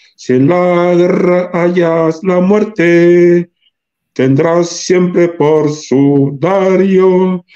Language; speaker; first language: Spanish; non-native, local second language; Fang